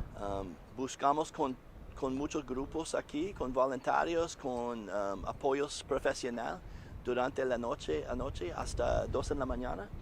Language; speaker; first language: Spanish; non-native, learner; English